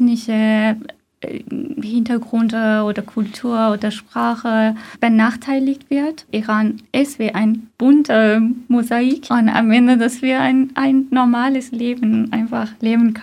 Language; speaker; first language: German; non-native, fluent; Persian